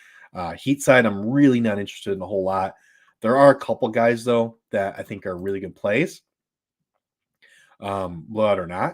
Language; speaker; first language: English; native; English